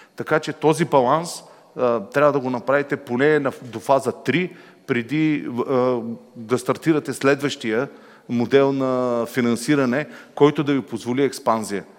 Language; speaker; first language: Bulgarian; native; Bulgarian